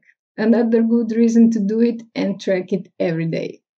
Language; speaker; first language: English; non-native, fluent; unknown